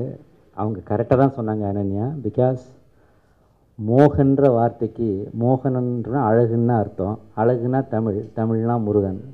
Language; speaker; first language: Tamil; native; Tamil